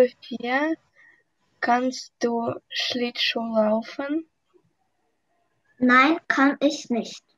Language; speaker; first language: German; non-native, learner; Russian